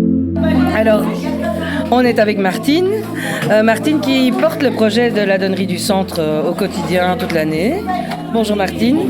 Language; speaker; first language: French; native; French